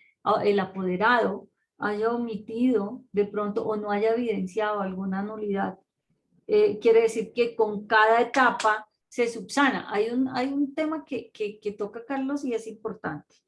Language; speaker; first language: Spanish; native; Spanish